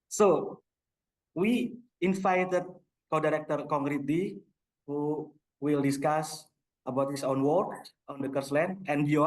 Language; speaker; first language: English; non-native, local second language; Indonesian